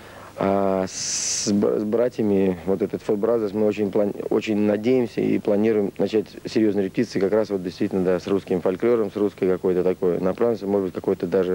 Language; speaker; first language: Russian; native; Russian